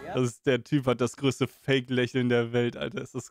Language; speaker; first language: German; native; German